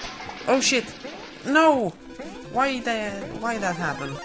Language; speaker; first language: English; non-native, learner; Swedish